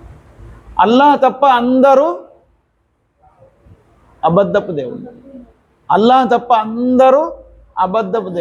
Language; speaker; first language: Telugu; non-native, local second language; Urdu